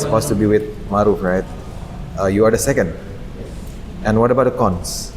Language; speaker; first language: English; non-native, fluent; Indonesian